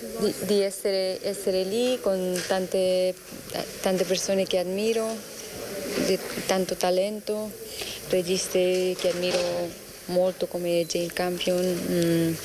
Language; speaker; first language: Italian; non-native, fluent; Spanish